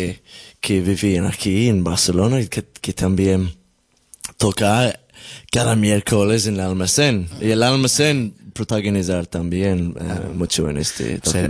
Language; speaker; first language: Spanish; non-native, learner; English